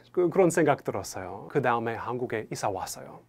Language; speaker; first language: Korean; non-native, fluent; English